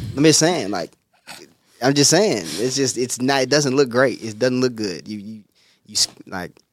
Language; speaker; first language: English; native; English